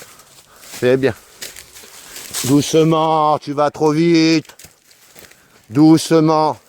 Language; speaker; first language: French; native; French